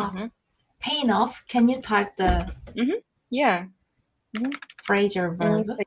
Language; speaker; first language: English; non-native, learner; Korean